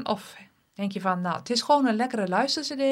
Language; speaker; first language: Dutch; native; Dutch